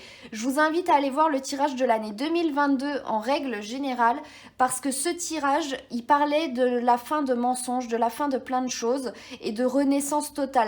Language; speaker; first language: French; native; French